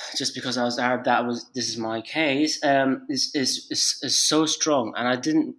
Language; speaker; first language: English; non-native, fluent; Arabic